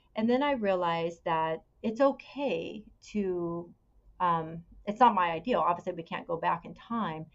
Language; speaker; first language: English; native; English